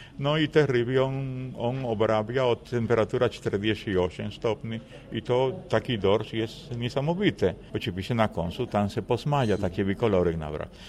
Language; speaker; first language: Polish; non-native, fluent; Spanish